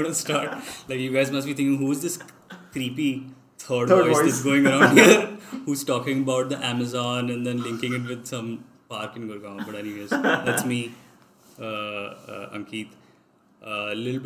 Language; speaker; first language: English; non-native, local second language; Hindi